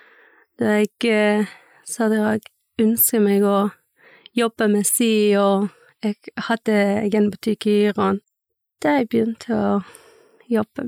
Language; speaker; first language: Norwegian; early bilingual, other home language; Persian